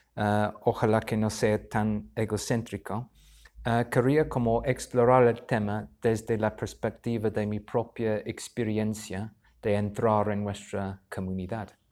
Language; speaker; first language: Spanish; non-native, fluent; English